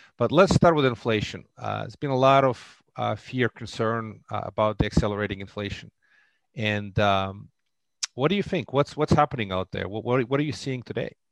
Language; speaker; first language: English; non-native, fluent; Russian